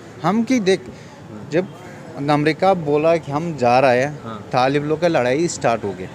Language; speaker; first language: Hindi; non-native, learner; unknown